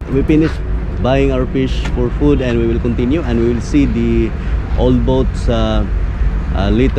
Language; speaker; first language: English; non-native, local second language; Filipino